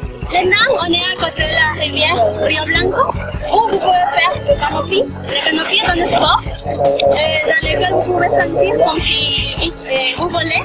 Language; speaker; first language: French; non-native, learner; Spanish